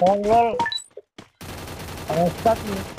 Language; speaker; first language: Indonesian; native; Indonesian